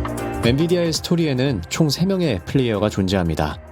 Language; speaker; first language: Korean; native; Korean